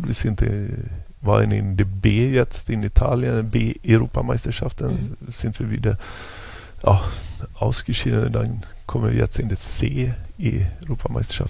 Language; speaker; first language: German; non-native, fluent; Swedish